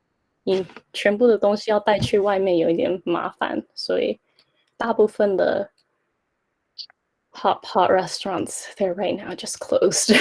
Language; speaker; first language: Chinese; early bilingual, heritage; Chinese